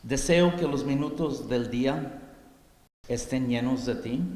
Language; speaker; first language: Spanish; early bilingual, heritage; Spanish